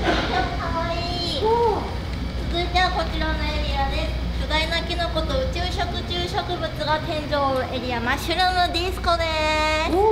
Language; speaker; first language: Japanese; native; Japanese